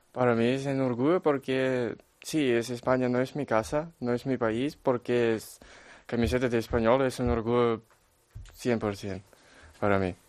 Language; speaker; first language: Spanish; non-native, learner; Ukrainian